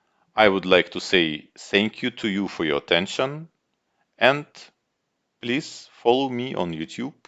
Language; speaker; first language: English; non-native, fluent; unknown